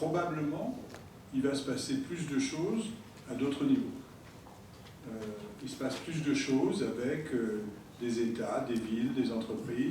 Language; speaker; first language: French; native; French